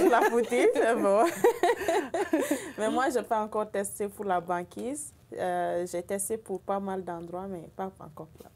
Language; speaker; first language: French; non-native, local second language; Bambara